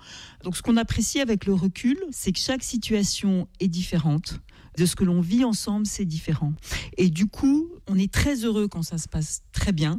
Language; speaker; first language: French; native; French